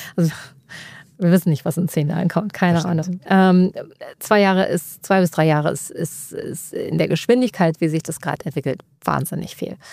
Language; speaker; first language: German; native; German